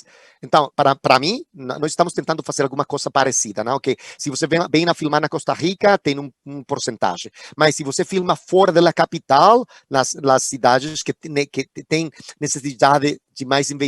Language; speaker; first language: Portuguese; non-native, fluent; Spanish